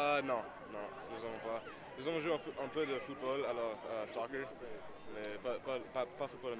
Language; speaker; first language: French; non-native, learner; English